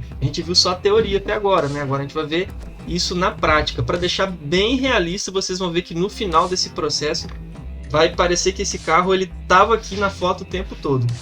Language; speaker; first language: Portuguese; native; Portuguese